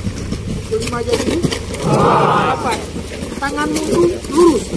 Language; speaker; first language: Indonesian; native; Indonesian